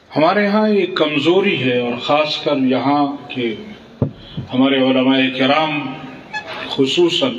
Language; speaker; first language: Urdu; non-native, local second language; Pashto